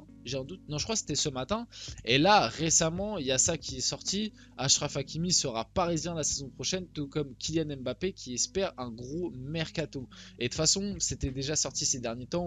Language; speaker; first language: French; early bilingual, other home language; Portuguese